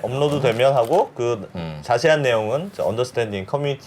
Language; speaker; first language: Korean; native; Korean